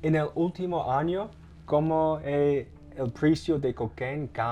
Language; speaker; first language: Spanish; non-native, learner; English